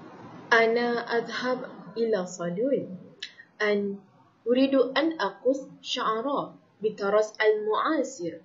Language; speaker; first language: Arabic; non-native, learner; Malay